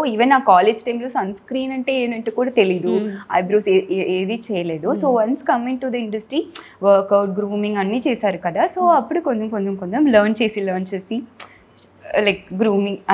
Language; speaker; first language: Telugu; non-native, learner; Tamil